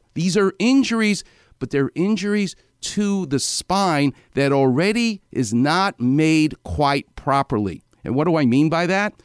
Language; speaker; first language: English; native; English